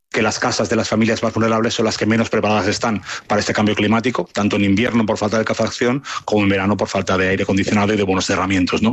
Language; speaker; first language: Spanish; native; Spanish